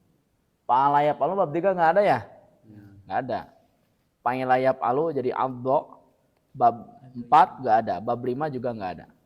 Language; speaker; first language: Indonesian; non-native, local second language; Sundanese